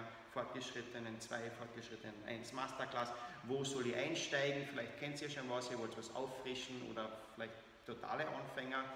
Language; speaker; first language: German; native; German